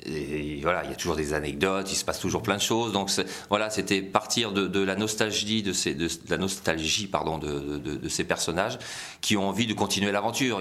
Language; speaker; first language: French; native; French